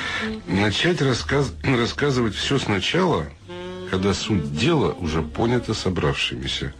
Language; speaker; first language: Russian; native; Russian